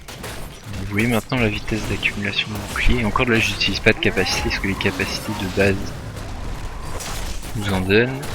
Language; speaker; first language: French; native; French